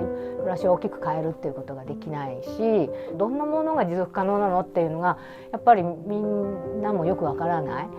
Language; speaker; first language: Japanese; native; Japanese